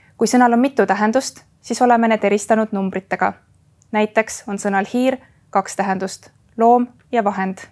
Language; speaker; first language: Estonian; native; Estonian